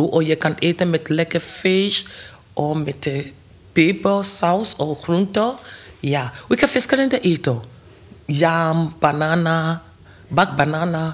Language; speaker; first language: Dutch; non-native, learner; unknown